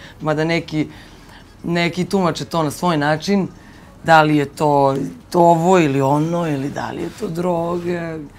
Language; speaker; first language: Serbian; early bilingual, heritage; Bosnian